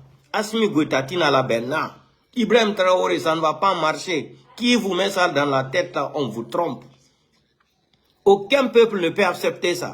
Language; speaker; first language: French; non-native, local second language; Fula